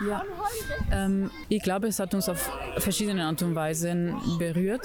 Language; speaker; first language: German; non-native, fluent; Italian